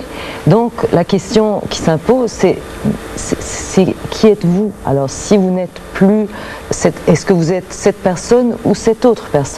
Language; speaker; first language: French; native; French